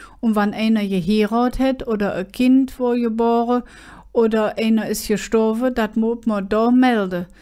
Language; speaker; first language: German; native; German